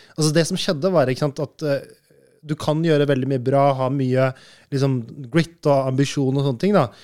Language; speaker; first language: Norwegian; early bilingual, other home language; Urdu